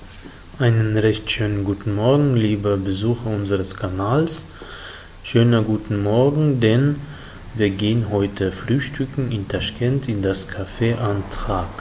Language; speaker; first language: German; non-native, fluent; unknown